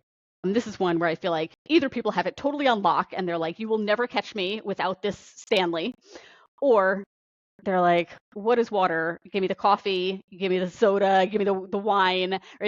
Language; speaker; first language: English; native; English